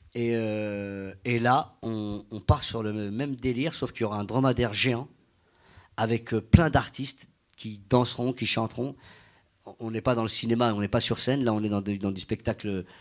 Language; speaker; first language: French; native; French